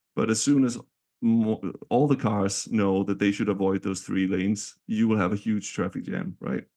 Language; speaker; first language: English; non-native, fluent; Danish